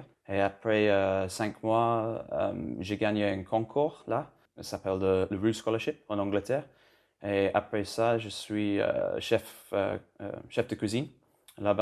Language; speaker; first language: French; non-native, learner; English